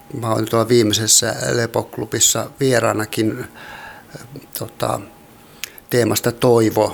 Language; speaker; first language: Finnish; native; Finnish